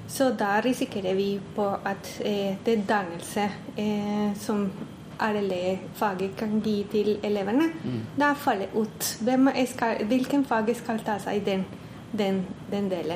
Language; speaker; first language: Norwegian; non-native, fluent; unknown